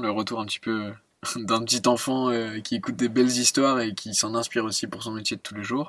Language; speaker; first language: French; native; French